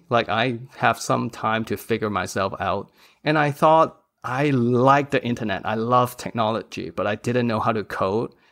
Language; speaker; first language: English; non-native, local second language; Cantonese